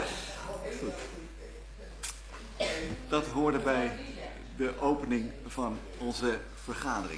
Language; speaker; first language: Dutch; native; Dutch